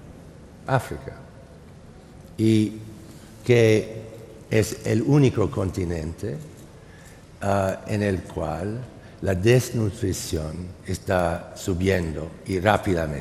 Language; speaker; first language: Spanish; non-native, fluent; English